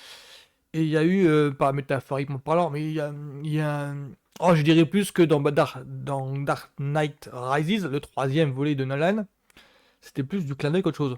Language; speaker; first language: French; native; French